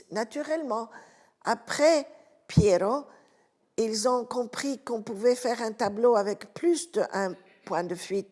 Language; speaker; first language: French; non-native, fluent; Italian